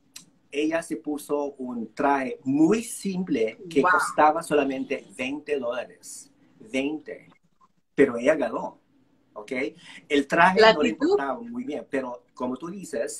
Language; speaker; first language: Spanish; non-native, fluent; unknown